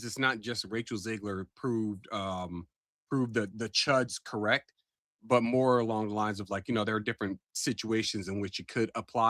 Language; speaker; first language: English; native; English